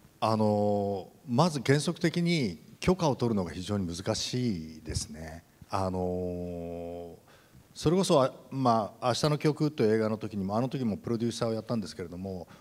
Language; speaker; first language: Japanese; native; Japanese